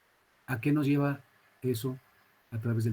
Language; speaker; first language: Spanish; native; Spanish